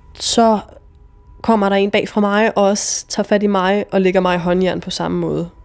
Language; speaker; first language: Danish; native; Danish